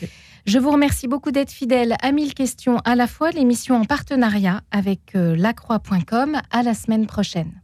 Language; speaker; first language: French; native; French